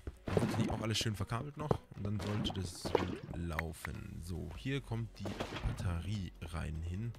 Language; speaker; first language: German; native; German